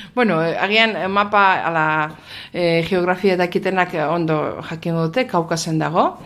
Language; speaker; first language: Basque; non-native, fluent; Azerbaijani